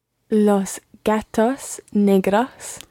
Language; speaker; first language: Spanish; non-native, learner; English